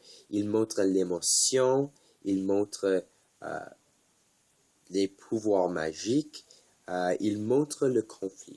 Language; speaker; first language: French; non-native, learner; English